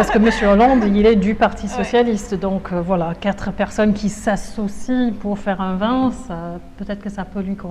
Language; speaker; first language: French; native; French